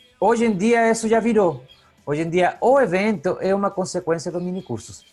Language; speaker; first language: Portuguese; non-native, fluent; Spanish